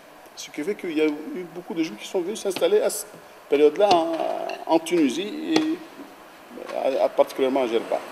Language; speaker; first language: French; non-native, local second language; Arabic